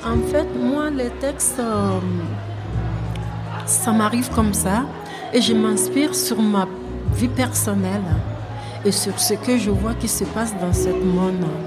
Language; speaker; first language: French; non-native, local second language; Bambara